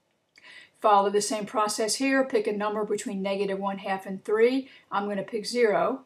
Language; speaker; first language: English; native; English